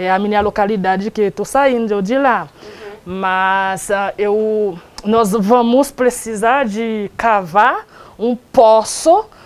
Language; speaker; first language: Portuguese; non-native, learner; Haitian Creole